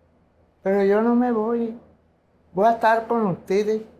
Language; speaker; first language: Spanish; non-native, local second language; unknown